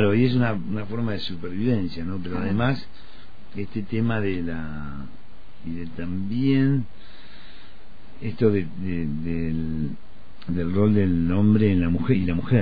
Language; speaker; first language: Spanish; native; Spanish